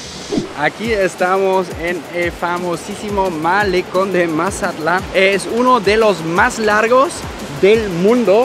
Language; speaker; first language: Spanish; non-native, fluent; German